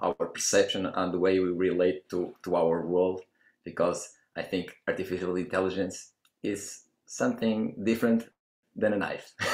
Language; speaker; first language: English; non-native, fluent; Portuguese